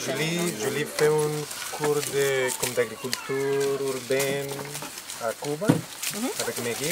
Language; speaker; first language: French; non-native, fluent; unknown